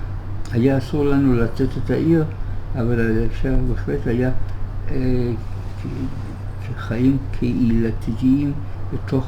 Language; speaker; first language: Hebrew; early bilingual, other home language; German